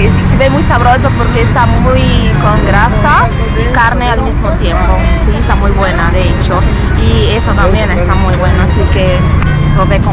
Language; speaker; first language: Spanish; non-native, fluent; Portuguese